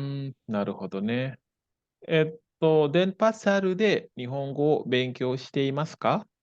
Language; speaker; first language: Japanese; non-native, fluent; Indonesian